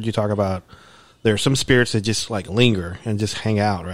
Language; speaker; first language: English; native; English